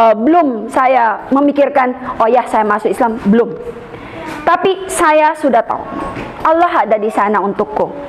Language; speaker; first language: Indonesian; non-native, fluent; Filipino